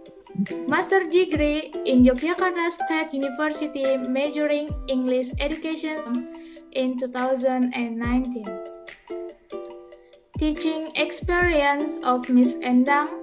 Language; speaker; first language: English; non-native, learner; Indonesian